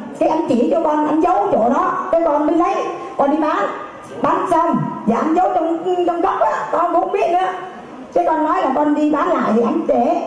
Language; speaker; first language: Vietnamese; native; Vietnamese